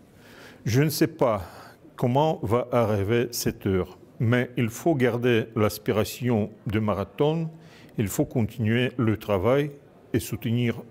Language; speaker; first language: French; non-native, fluent; Russian